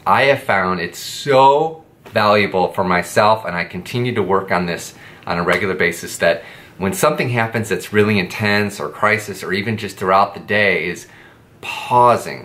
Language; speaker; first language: English; native; English